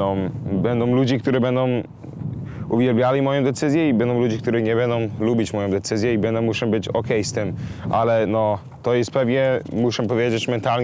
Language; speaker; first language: Polish; early bilingual, heritage; English